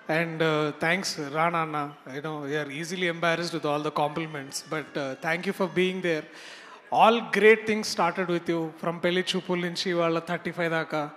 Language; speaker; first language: Telugu; native; Telugu